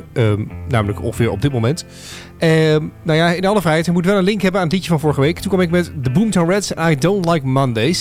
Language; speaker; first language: Dutch; native; Dutch